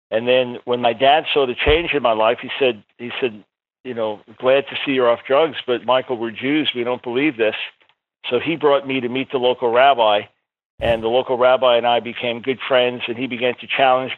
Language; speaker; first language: English; native; English